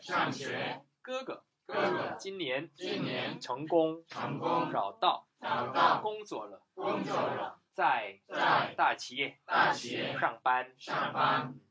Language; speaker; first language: Chinese; non-native, fluent; Korean